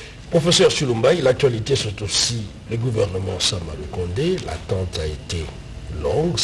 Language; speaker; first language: French; non-native, local second language; Lingala